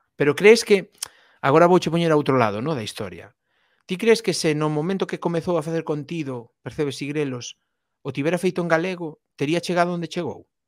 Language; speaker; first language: Galician; non-native, local second language; Spanish